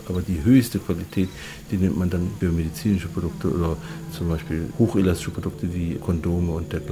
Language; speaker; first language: German; native; German